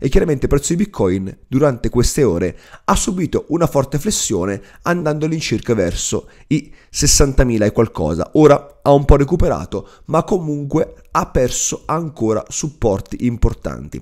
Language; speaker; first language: Italian; native; Italian